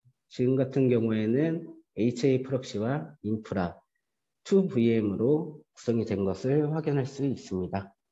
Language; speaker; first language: Korean; native; Korean